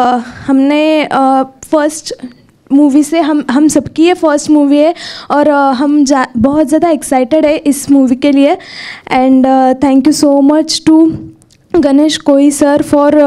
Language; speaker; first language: Hindi; non-native, local second language; Marathi